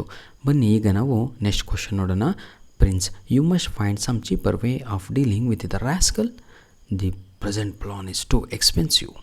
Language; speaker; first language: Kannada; native; Kannada